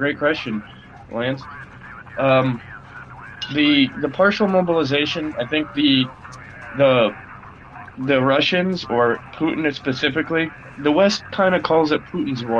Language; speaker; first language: English; early bilingual, other home language; Russian